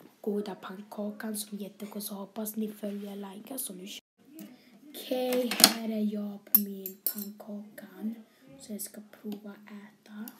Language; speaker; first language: Swedish; early bilingual, other home language; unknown